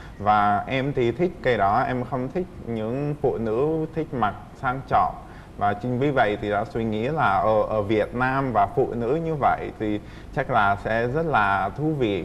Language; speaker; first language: Vietnamese; non-native, fluent; Czech